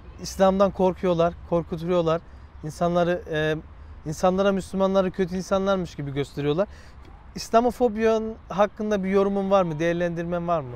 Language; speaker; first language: Turkish; native; Turkish